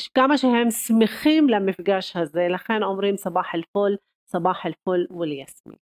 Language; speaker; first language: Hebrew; non-native, local second language; Arabic